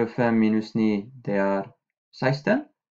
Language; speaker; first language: Norwegian; non-native, fluent; French